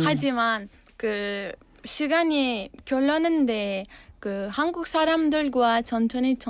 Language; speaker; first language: Korean; non-native, learner; Uzbek